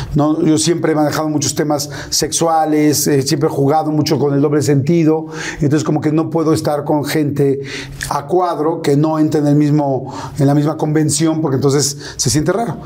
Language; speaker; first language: Spanish; native; Spanish